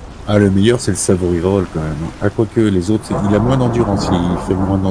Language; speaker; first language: French; native; French